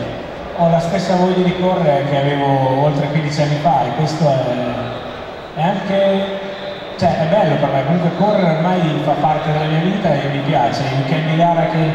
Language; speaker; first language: Italian; native; Italian